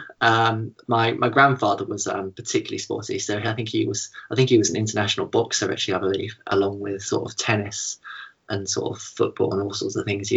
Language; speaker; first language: English; native; English